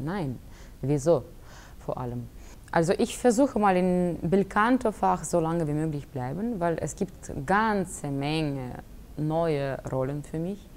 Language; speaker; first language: German; non-native, fluent; Russian